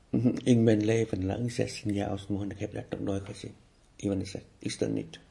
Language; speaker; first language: Dutch; non-native, fluent; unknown